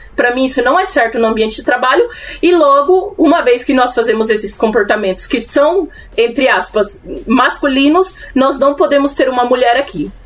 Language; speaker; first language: Portuguese; early bilingual, other home language; Spanish